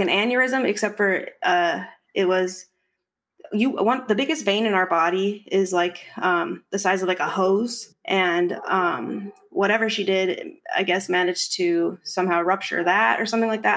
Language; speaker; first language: English; native; English